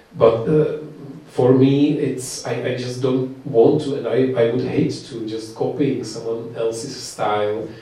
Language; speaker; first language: English; non-native, fluent; Czech